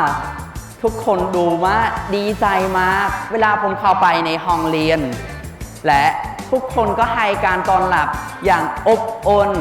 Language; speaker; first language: Thai; non-native, fluent; Khmer